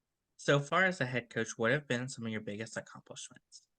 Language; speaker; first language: English; native; English